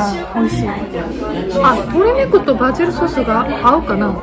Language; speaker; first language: Japanese; non-native, learner; Korean